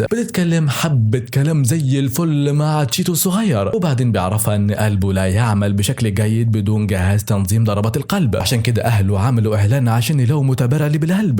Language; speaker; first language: Arabic; native; Arabic